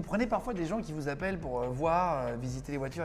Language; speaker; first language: French; native; French